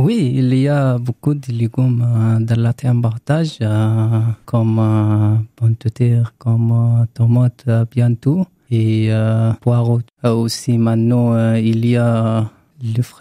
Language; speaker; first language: French; non-native, learner; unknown